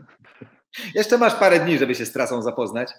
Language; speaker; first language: Polish; native; Polish